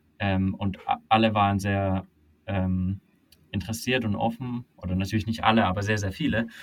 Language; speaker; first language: German; non-native, fluent; Finnish